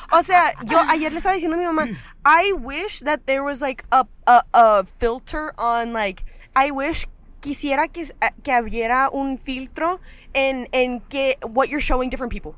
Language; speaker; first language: English; early bilingual, other home language; Spanish